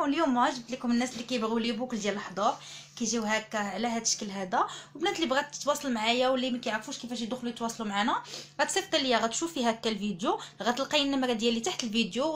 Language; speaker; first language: Arabic; native; Arabic